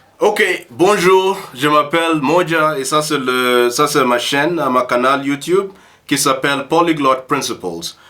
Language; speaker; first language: French; early bilingual, heritage; French